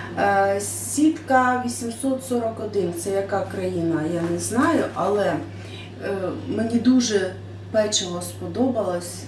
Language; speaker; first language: Ukrainian; non-native, local second language; Russian